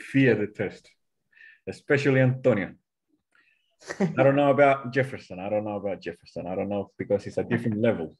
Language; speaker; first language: English; non-native, learner; Spanish